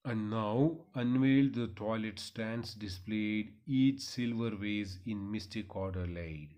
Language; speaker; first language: English; non-native, local second language; Kannada